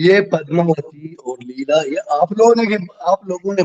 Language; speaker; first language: Hindi; non-native, fluent; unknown